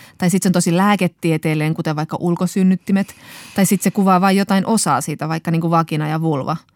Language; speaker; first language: Finnish; native; Finnish